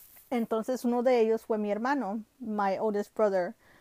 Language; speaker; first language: Spanish; early bilingual, heritage; Spanish